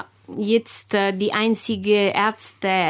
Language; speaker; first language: German; non-native, fluent; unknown